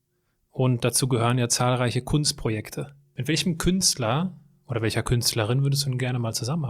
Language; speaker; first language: German; native; German